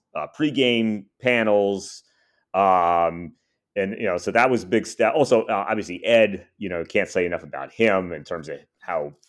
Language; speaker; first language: English; native; English